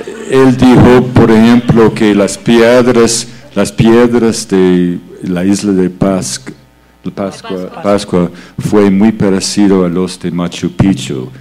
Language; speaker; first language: Spanish; non-native, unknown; English